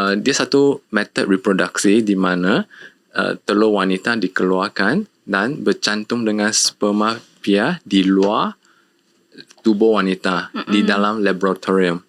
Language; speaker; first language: Malay; non-native, local second language; Chinese